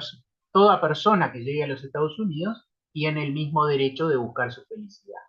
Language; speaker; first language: Spanish; native; Spanish